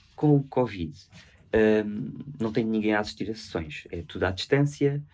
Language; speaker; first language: Portuguese; native; Portuguese